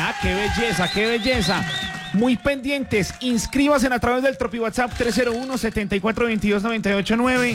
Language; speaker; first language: Spanish; native; Spanish